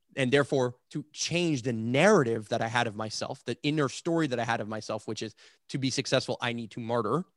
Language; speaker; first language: English; native; English